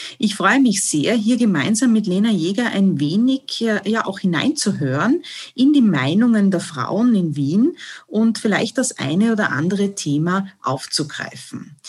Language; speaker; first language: German; native; German